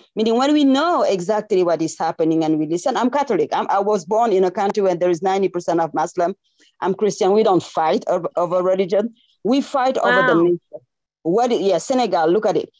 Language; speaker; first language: English; non-native, fluent; French